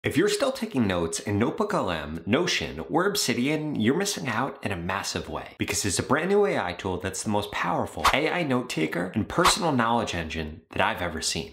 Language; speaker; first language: English; native; English